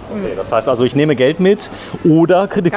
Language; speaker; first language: German; native; German